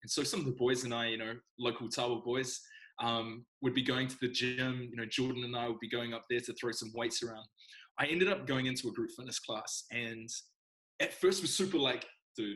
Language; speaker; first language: English; native; English